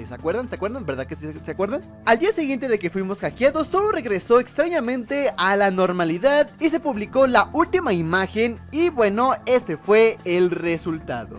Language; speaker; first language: Spanish; native; Spanish